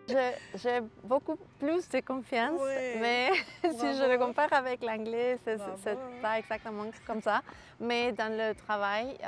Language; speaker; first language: French; non-native, fluent; Spanish